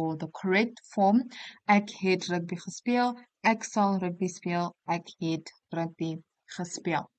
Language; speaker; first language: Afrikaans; non-native, local second language; English